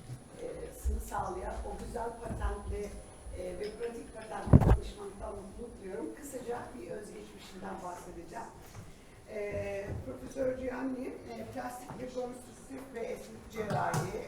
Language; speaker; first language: Turkish; native; Turkish